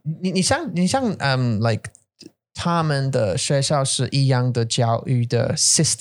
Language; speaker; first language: Chinese; non-native, learner; English